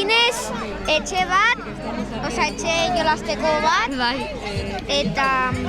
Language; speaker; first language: Basque; non-native, local second language; Spanish